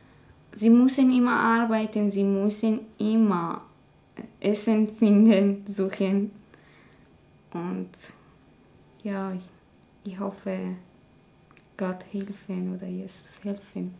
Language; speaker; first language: German; non-native, learner; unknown